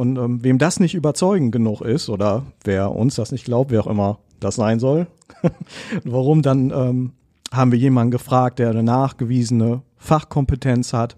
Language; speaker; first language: German; native; German